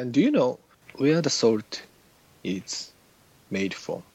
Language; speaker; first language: English; non-native, learner; Japanese